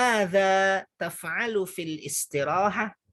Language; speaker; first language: Arabic; non-native, fluent; Indonesian